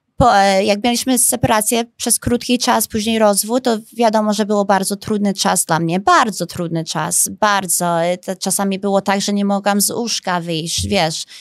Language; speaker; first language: Polish; early bilingual, heritage; Polish